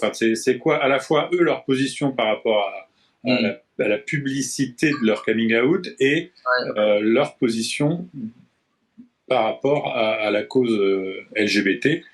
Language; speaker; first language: French; native; French